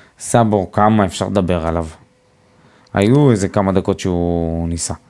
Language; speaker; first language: Hebrew; native; Hebrew